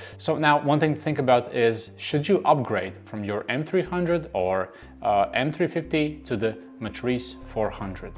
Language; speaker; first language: English; non-native, fluent; Latvian